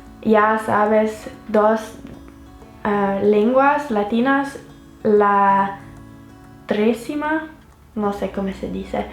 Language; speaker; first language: Spanish; non-native, learner; French